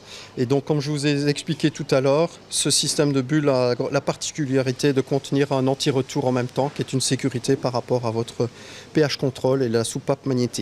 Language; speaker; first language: French; native; French